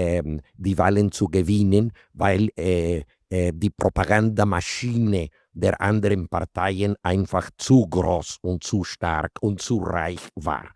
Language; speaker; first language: German; non-native, fluent; Spanish